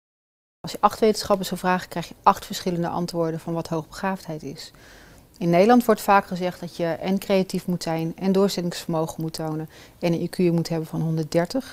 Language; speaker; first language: Dutch; native; Dutch